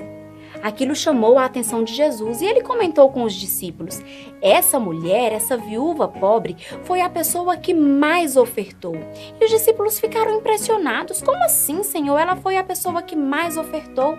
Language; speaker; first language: Portuguese; native; Portuguese